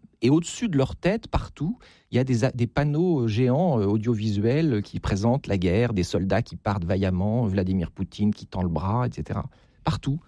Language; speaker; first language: French; native; French